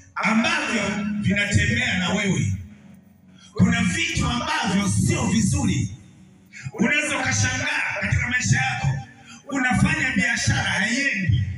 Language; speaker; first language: Swahili; native; Swahili